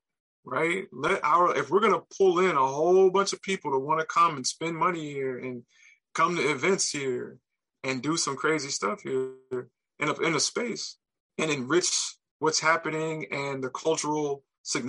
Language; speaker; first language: English; native; English